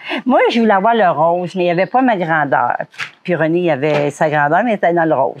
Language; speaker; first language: French; native; French